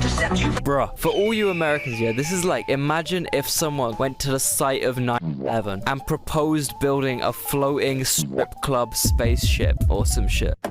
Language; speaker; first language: English; native; English